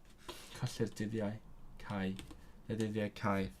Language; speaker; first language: Welsh; non-native, learner; Cantonese